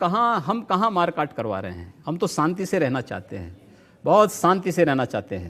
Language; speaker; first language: Hindi; native; Hindi